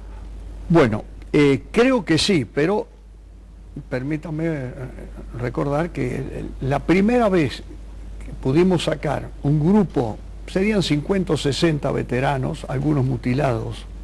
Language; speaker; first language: Spanish; native; Spanish